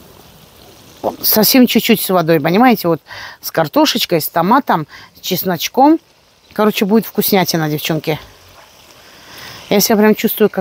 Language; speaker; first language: Russian; native; Russian